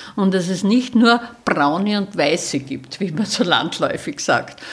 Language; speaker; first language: German; native; German